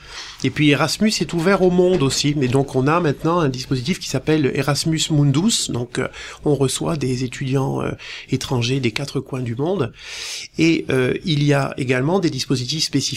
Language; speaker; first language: French; native; French